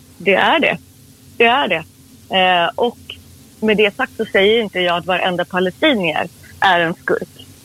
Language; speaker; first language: Swedish; early bilingual, other home language; Persian